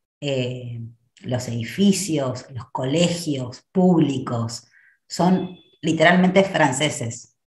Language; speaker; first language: Spanish; native; Spanish